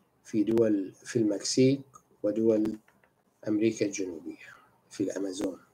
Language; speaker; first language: Arabic; native; Arabic